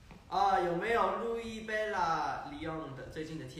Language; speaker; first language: Chinese; non-native, fluent; Thai